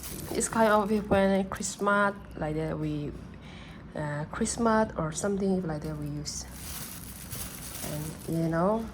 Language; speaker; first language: English; non-native, learner; Burmese